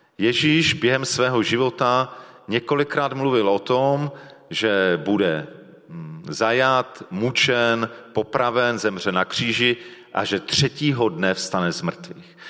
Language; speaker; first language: Czech; native; Czech